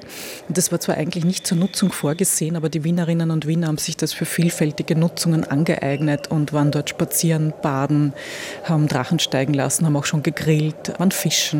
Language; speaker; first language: German; native; German